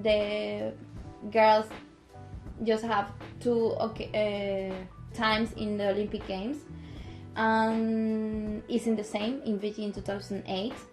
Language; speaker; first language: English; non-native, local second language; Spanish